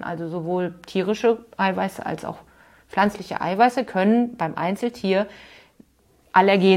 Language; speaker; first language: German; native; German